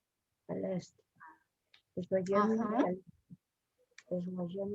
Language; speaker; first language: French; non-native, learner; Spanish